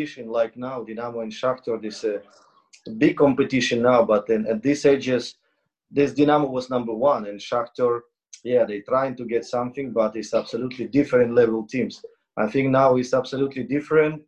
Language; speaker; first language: English; non-native, learner; Ukrainian